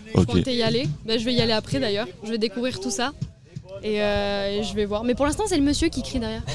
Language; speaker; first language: French; native; French